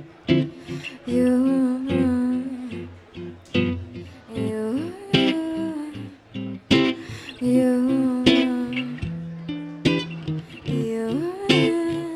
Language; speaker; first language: English; non-native, local second language; Cantonese